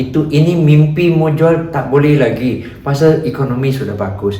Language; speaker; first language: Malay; non-native, local second language; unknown